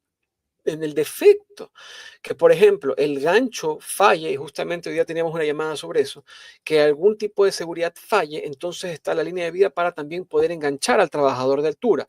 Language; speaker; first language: Spanish; native; Spanish